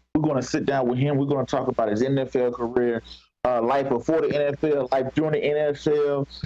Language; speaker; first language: English; native; English